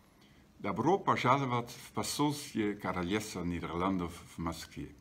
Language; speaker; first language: Russian; non-native, fluent; Dutch